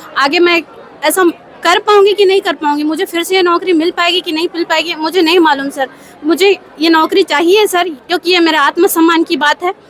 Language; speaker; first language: Hindi; native; Hindi